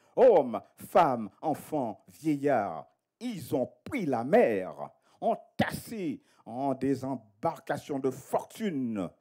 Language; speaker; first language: French; native; French